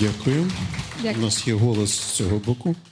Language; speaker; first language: Ukrainian; native; Ukrainian